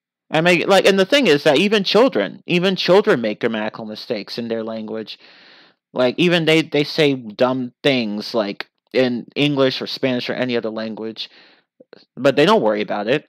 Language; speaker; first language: English; native; English